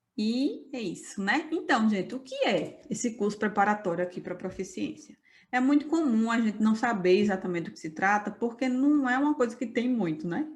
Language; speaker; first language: Portuguese; native; Portuguese